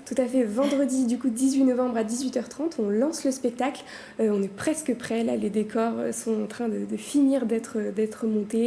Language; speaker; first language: French; native; French